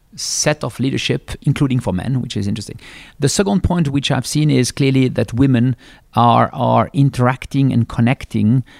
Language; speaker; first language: English; non-native, fluent; French